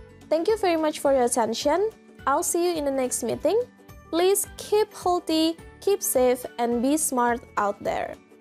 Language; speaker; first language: English; non-native, fluent; Indonesian